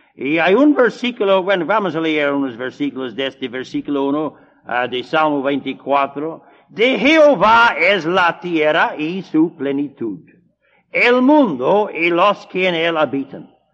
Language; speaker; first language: Spanish; non-native, fluent; English